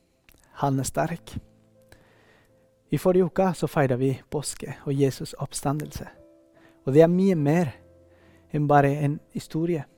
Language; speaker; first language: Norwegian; non-native, fluent; Spanish